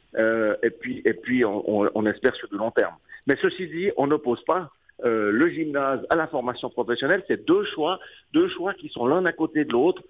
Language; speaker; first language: French; native; French